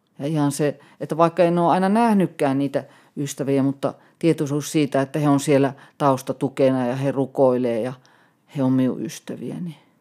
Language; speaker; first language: Finnish; native; Finnish